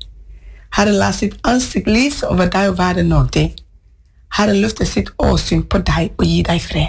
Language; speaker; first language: Norwegian; non-native, fluent; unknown